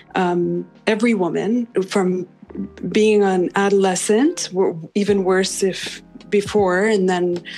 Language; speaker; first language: English; non-native, fluent; Arabic